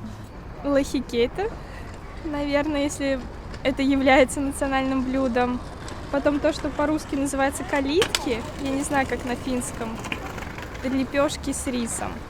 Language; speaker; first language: Russian; native; Russian